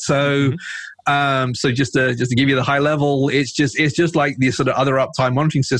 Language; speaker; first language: English; native; English